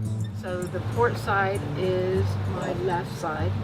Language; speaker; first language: English; native; English